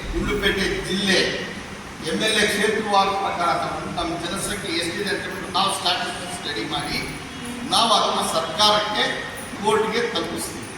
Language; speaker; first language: Kannada; non-native, local second language; Marathi